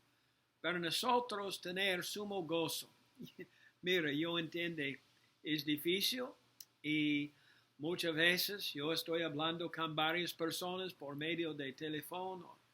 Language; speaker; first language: Spanish; non-native, learner; English